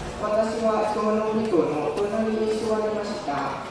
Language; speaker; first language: Japanese; non-native, learner; Lao